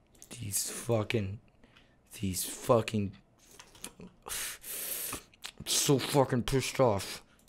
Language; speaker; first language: English; native; English